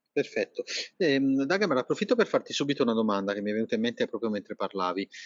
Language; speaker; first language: Italian; native; Italian